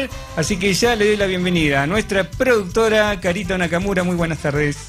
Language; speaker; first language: Spanish; native; Spanish